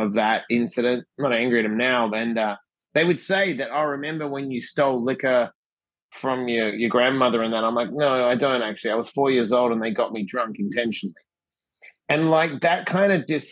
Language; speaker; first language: English; native; English